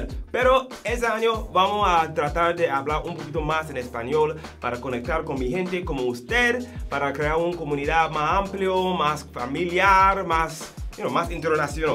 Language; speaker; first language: Spanish; non-native, learner; English